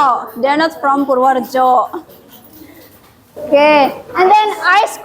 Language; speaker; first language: English; non-native, fluent; Indonesian